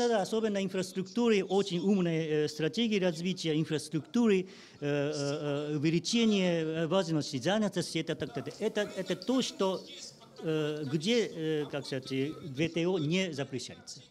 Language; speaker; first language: Russian; non-native, learner; Japanese